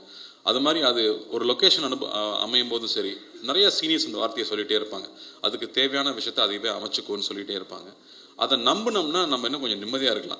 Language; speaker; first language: Tamil; native; Tamil